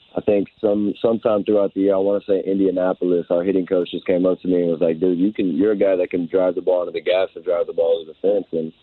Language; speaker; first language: English; native; English